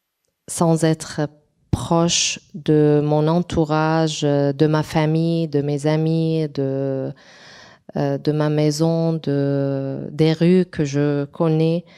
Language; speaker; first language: French; non-native, local second language; Arabic